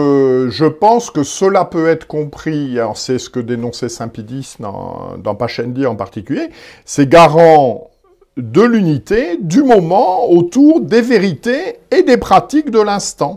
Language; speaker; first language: French; native; French